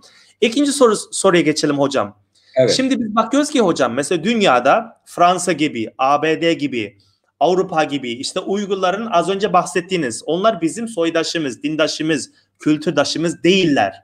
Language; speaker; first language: Turkish; non-native, fluent; Uyghur